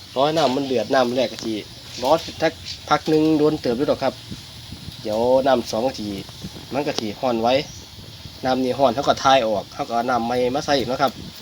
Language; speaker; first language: Thai; native; Thai